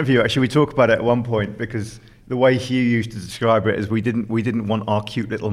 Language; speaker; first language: English; native; English